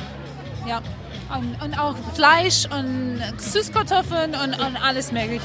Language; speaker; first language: German; non-native, fluent; English